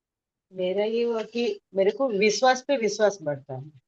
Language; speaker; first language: Hindi; non-native, local second language; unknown